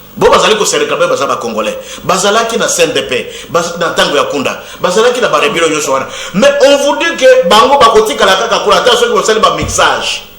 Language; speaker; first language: Lingala; non-native, local second language; Swahili